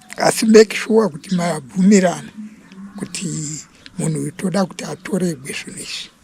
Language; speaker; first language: Shona; non-native, local second language; Venda